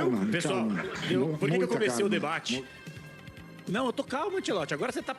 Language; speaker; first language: Portuguese; native; Portuguese